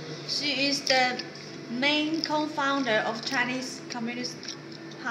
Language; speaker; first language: English; non-native, fluent; Chinese